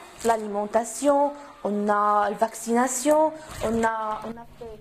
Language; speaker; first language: French; non-native, local second language; Arabic